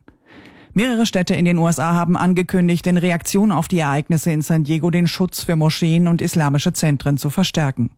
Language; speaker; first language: German; native; German